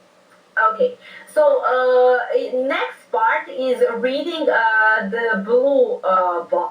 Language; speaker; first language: English; non-native, fluent; Serbian